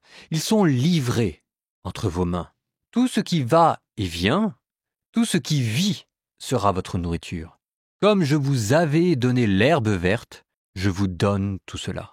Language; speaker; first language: French; native; French